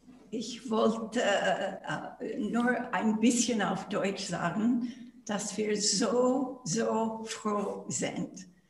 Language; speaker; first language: German; non-native, learner; English